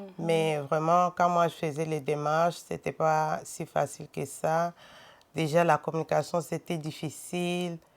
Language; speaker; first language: French; non-native, local second language; Lingala